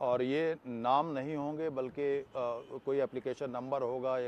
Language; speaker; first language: Urdu; native; Urdu